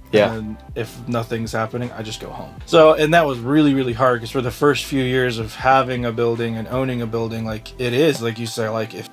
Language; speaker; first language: English; native; English